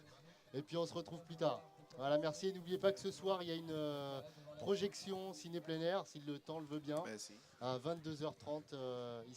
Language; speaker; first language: French; native; French